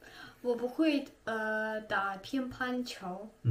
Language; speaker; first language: Chinese; non-native, learner; Russian